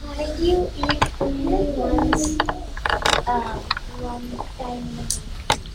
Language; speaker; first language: English; non-native, learner; Hindi